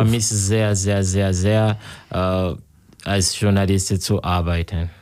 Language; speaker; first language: German; non-native, learner; Kinyarwanda